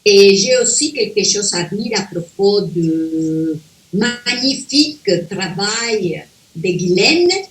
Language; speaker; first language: French; non-native, fluent; Spanish